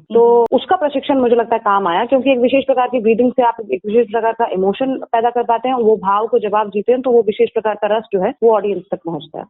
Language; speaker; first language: Hindi; non-native, local second language; Kashmiri